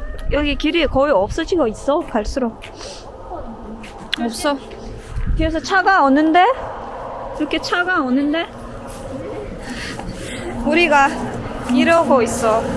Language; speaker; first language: Korean; non-native, fluent; Turkmen